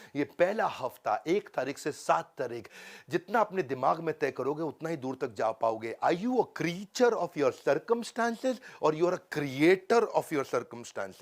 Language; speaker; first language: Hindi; native; Hindi